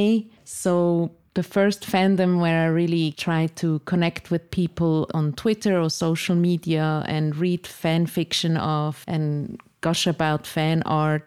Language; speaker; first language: English; non-native, fluent; Swiss German